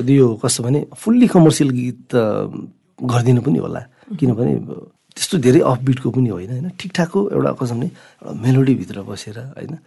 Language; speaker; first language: Nepali; non-native, local second language; Sherpa